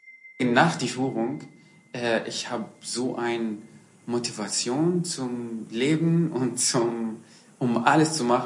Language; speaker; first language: German; non-native, fluent; Arabic